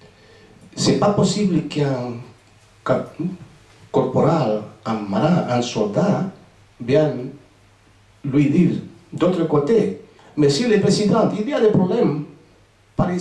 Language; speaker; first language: French; non-native, fluent; Spanish